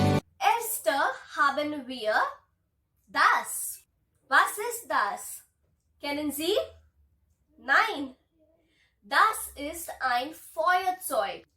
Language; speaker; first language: German; non-native, learner; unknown